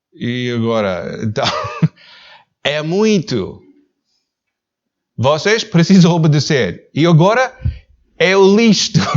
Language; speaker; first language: Portuguese; non-native, learner; English